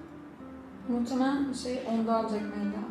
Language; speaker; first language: Turkish; native; Turkish